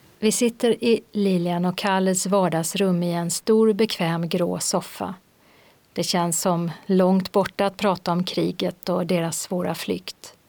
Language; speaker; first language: Swedish; native; Swedish